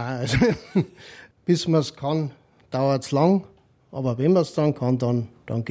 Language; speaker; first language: German; native; German